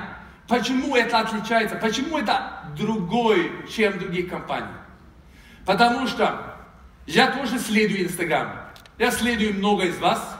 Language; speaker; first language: Russian; non-native, fluent; Swedish